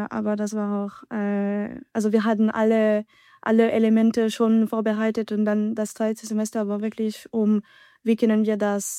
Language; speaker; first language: German; non-native, fluent; French